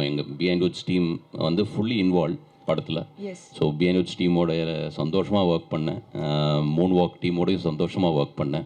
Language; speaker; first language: Tamil; native; Tamil